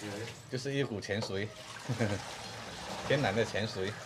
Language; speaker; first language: Chinese; native; Chinese